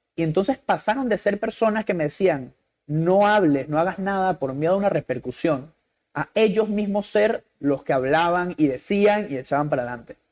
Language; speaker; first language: Spanish; early bilingual, heritage; Spanish